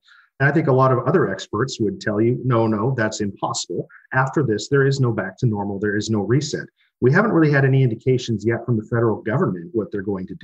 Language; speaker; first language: English; native; English